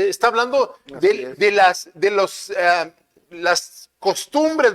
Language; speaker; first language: Spanish; native; Spanish